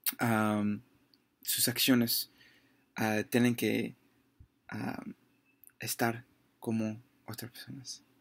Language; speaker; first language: Spanish; non-native, learner; English